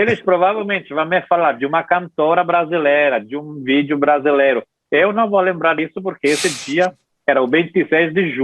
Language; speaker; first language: Portuguese; non-native, fluent; Italian